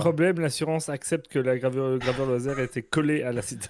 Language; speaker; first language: French; native; French